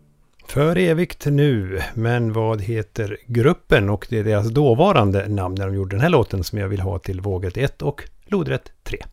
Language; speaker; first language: Swedish; native; Swedish